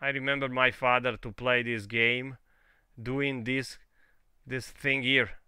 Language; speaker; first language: English; non-native, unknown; Italian